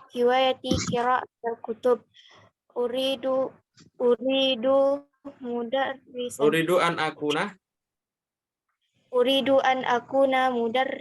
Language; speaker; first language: Arabic; non-native, learner; Indonesian